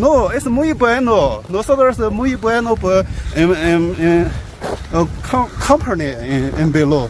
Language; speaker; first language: Spanish; non-native, learner; Chinese